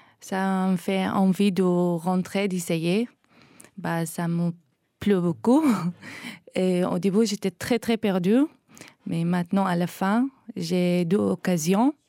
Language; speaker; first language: French; non-native, learner; Arabic